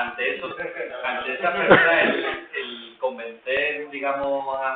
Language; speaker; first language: Spanish; native; Spanish